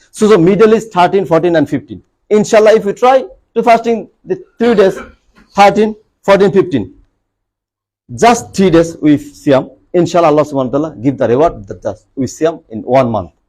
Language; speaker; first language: English; non-native, local second language; Bangla